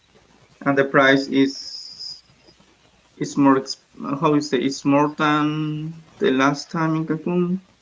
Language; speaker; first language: English; non-native, learner; Spanish